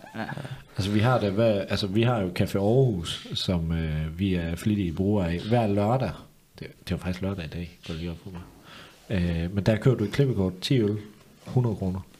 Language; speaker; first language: Danish; native; Danish